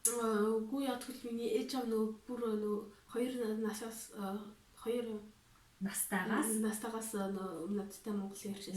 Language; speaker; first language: Mongolian; early bilingual, heritage; Mongolian